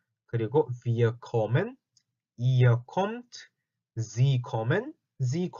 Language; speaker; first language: German; non-native, fluent; Korean